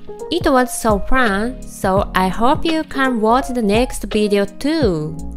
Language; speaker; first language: English; non-native, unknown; Japanese